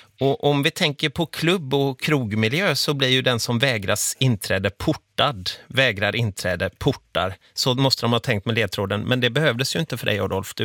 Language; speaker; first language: Swedish; native; Swedish